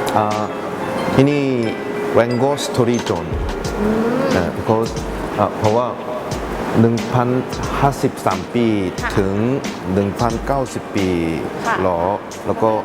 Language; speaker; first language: Thai; non-native, learner; Korean